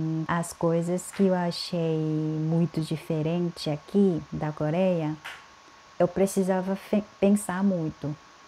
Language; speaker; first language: Portuguese; non-native, fluent; Korean